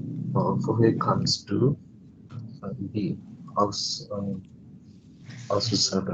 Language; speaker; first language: German; non-native, learner; Indonesian